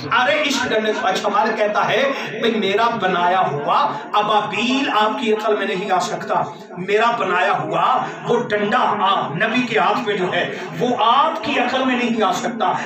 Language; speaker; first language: Urdu; non-native, local second language; Punjabi